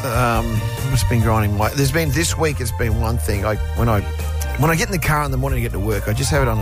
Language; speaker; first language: English; native; English